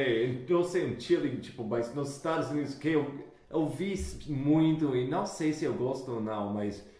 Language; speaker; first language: Portuguese; non-native, fluent; English